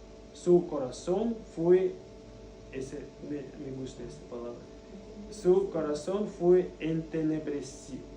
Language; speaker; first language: Spanish; non-native, fluent; Russian